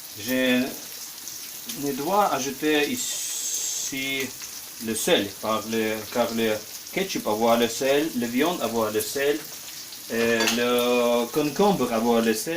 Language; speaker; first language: French; non-native, learner; Ukrainian